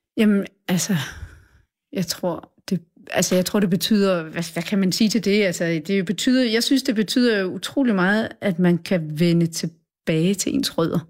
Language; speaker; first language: Danish; native; Danish